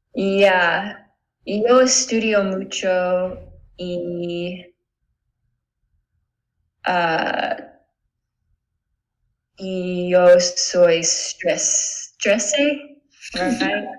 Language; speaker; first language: Spanish; non-native, learner; English